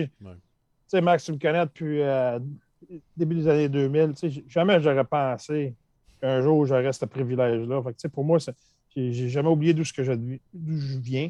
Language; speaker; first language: French; native; French